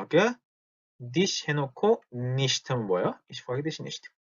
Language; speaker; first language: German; non-native, fluent; Korean